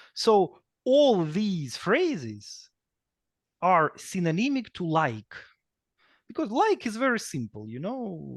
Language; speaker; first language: English; non-native, fluent; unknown